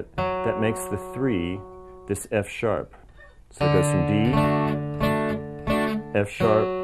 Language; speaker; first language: English; native; English